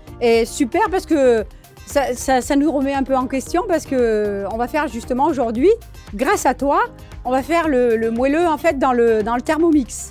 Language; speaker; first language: French; native; French